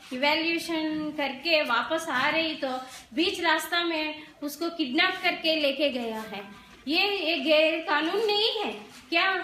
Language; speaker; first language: Hindi; non-native, fluent; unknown